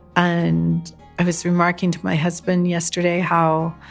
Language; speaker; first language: English; native; English